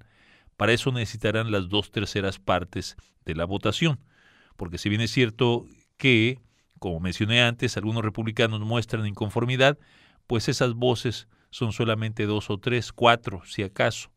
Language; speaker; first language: Spanish; native; Spanish